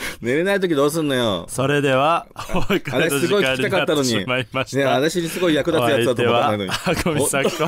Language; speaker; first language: Japanese; native; Japanese